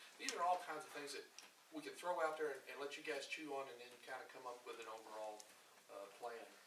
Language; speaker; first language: English; native; English